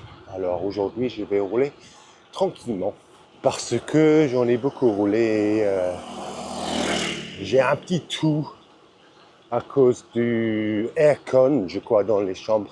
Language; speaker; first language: French; non-native, fluent; English